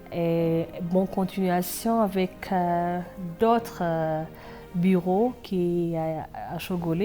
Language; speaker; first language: French; non-native, fluent; Amharic